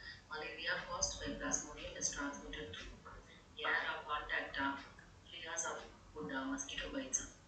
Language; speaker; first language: English; non-native, local second language; Tamil